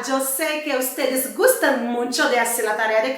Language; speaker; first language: Spanish; non-native, learner; Portuguese